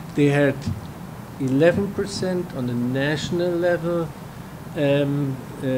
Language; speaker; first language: English; non-native, fluent; German